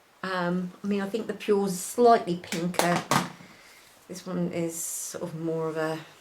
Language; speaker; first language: English; native; English